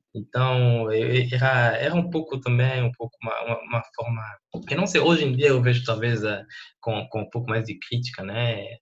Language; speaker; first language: Portuguese; non-native, fluent; French